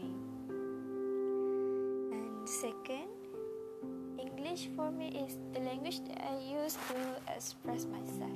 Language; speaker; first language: English; non-native, local second language; Malay